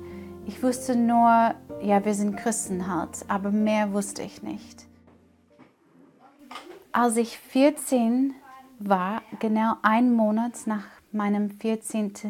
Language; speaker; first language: German; non-native, fluent; English